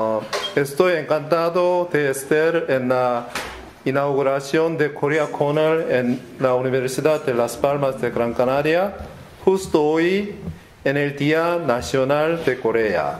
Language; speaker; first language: Spanish; non-native, learner; Korean